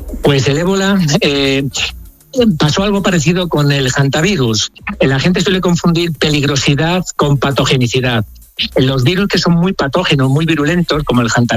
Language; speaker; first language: Spanish; native; Spanish